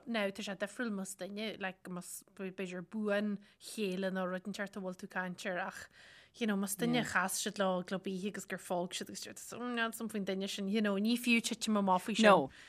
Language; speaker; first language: Irish; native; Irish